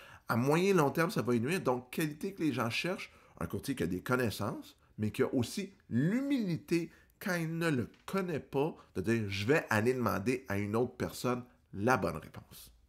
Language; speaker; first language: French; native; French